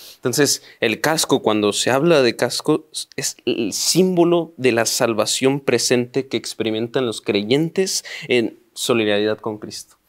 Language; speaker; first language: Spanish; native; Spanish